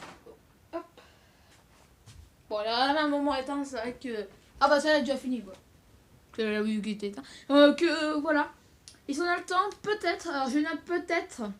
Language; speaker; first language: French; native; French